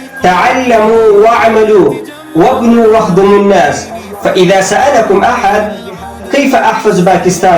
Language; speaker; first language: Arabic; non-native, learner; Urdu